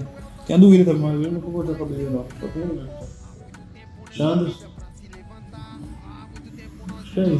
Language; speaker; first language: Portuguese; native; Portuguese